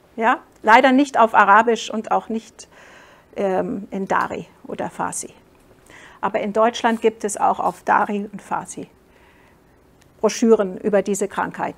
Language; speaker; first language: German; non-native, fluent; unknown